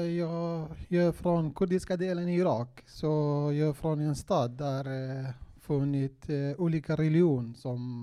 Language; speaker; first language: Swedish; non-native, fluent; Kurdish